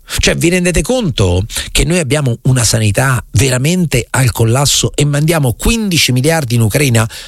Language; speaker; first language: Italian; native; Italian